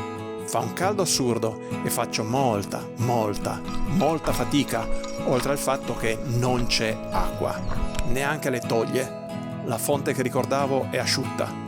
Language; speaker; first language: Italian; native; Italian